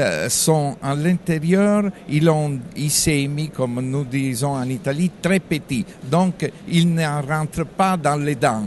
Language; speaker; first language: French; non-native, fluent; Italian